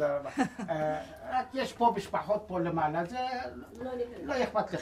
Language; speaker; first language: Hebrew; non-native, local second language; Armenian